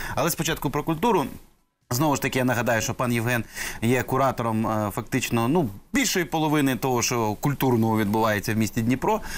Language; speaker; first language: Ukrainian; non-native, local second language; Russian